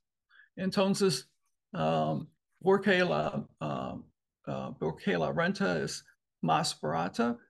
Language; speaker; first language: Spanish; non-native, learner; English